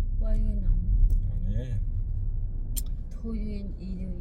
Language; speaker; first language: Korean; non-native, learner; Vietnamese